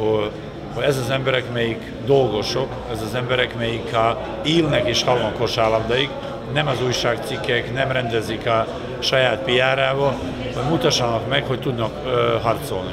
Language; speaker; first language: Hungarian; non-native, fluent; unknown